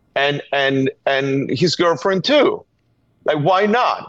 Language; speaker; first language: English; non-native, fluent; Spanish